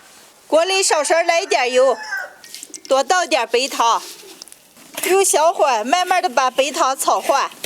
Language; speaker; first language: Chinese; native; Chinese